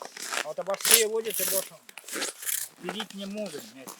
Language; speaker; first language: Russian; non-native, local second language; Yakut